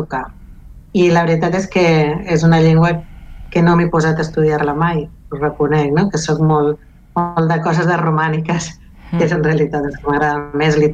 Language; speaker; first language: Catalan; non-native, local second language; Galician